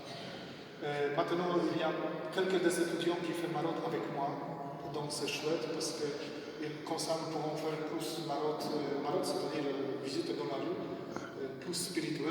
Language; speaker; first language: French; non-native, learner; Polish